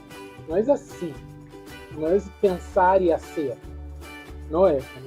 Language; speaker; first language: Spanish; non-native, fluent; Portuguese